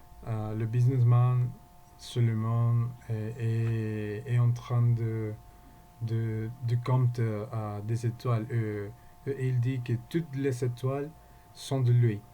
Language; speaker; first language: French; non-native, learner; Spanish